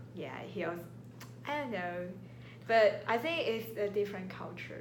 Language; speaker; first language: English; non-native, learner; Chinese